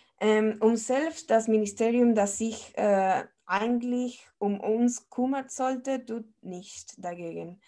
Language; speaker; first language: German; non-native, fluent; Spanish